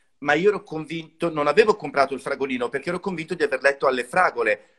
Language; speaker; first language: Italian; native; Italian